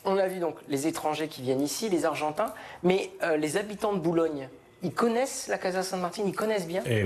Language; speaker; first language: French; native; French